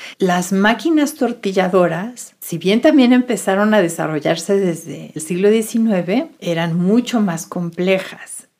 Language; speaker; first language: Spanish; native; Spanish